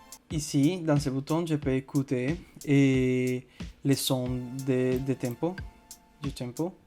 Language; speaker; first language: French; non-native, fluent; Spanish